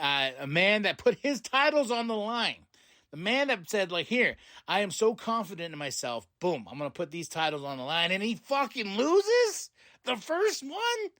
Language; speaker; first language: English; native; English